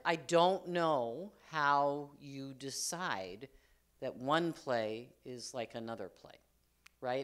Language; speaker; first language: English; native; English